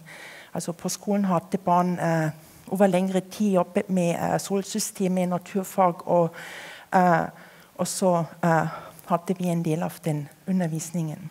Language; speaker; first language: Norwegian; non-native, fluent; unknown